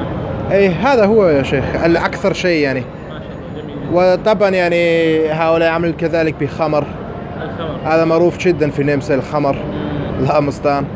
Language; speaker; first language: Arabic; non-native, learner; German